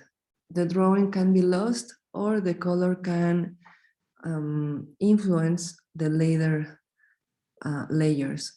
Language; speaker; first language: English; non-native, fluent; Spanish